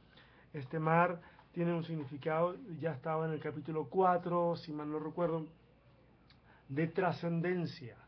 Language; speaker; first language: Spanish; native; Spanish